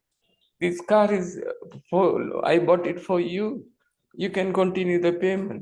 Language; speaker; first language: English; non-native, local second language; Tamil